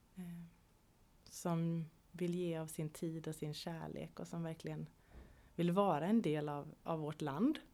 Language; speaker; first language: Swedish; native; Swedish